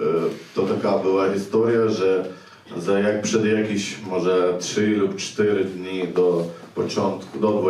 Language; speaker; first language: Polish; non-native, fluent; Ukrainian